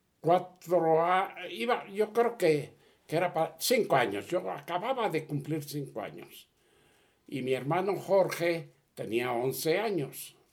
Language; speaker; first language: Spanish; early bilingual, other home language; Catalan